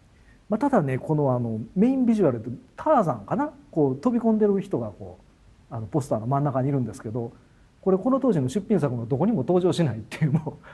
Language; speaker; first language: Japanese; native; Japanese